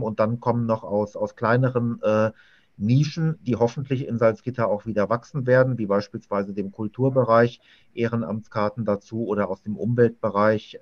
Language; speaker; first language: German; native; German